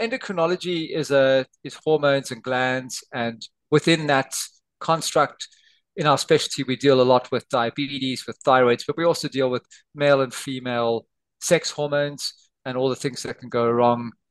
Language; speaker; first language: English; native; English